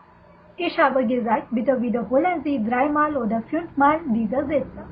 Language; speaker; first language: German; non-native, fluent; Hindi